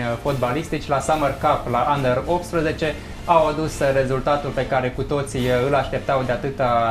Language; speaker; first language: Romanian; native; Romanian